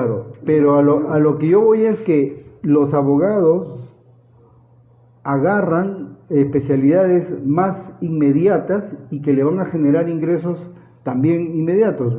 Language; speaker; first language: Spanish; native; Spanish